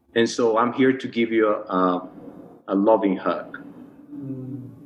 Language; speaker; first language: English; non-native, fluent; Bulgarian